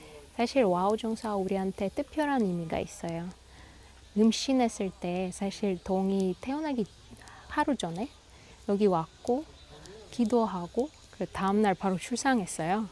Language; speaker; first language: Korean; non-native, fluent; Russian